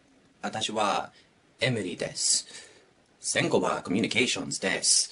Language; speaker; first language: Japanese; non-native, learner; English